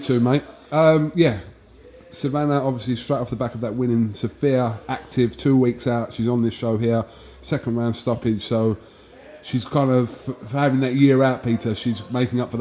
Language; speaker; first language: English; native; English